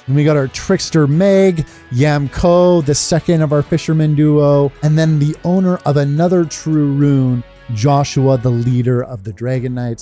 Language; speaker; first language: English; native; English